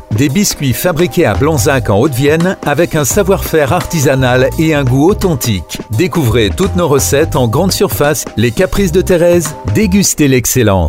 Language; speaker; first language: French; native; French